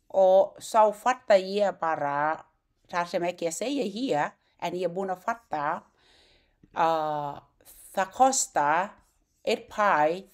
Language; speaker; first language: Icelandic; non-native, learner; Thai